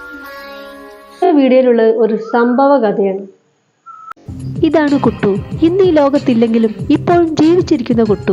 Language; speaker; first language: Malayalam; native; Malayalam